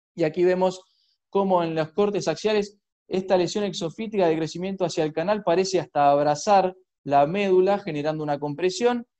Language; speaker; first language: Spanish; native; Spanish